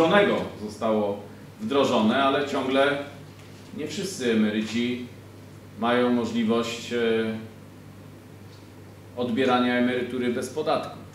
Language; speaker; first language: Polish; native; Polish